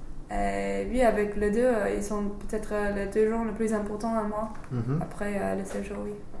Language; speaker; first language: French; non-native, fluent; English